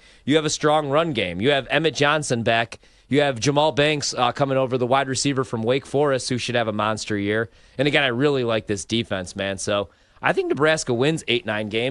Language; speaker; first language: English; native; English